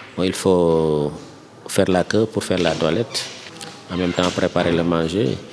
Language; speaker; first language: French; non-native, local second language; Wolof